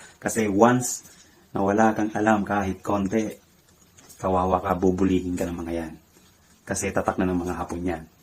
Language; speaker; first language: Filipino; native; Filipino